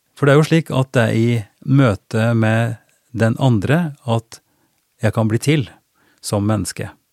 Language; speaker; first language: Norwegian; native; Norwegian